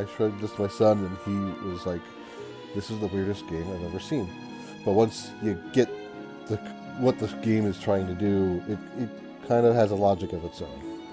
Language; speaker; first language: English; native; English